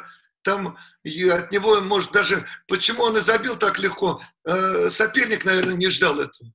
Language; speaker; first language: Russian; native; Russian